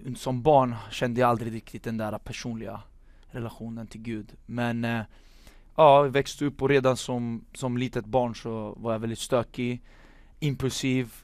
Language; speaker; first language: Swedish; native; Swedish